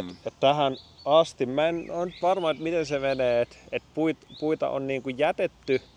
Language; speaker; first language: Finnish; native; Finnish